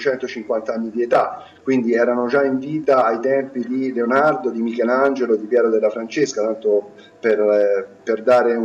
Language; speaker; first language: Italian; native; Italian